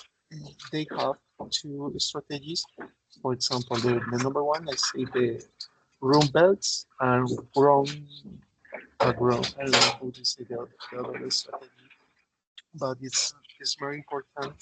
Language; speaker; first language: English; non-native, learner; Spanish